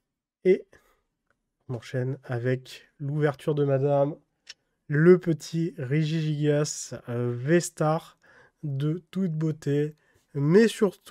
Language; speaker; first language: French; native; French